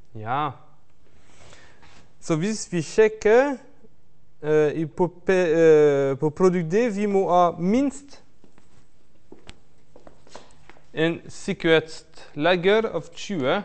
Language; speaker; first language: Norwegian; non-native, fluent; French